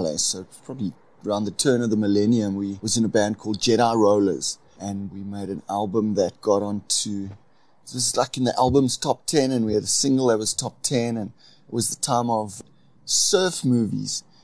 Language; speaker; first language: English; native; English